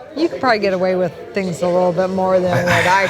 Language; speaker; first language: English; native; English